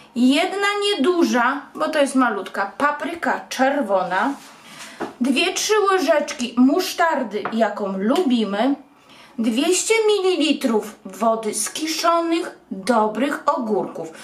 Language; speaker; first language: Polish; native; Polish